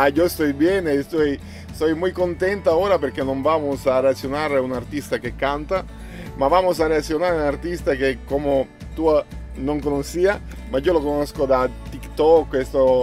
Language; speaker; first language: Spanish; non-native, learner; Italian